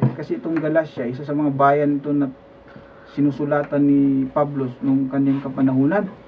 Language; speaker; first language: Filipino; non-native, local second language; Cebuano